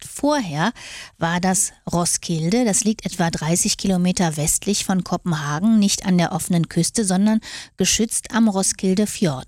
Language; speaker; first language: German; native; German